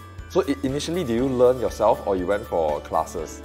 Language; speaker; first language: English; native; English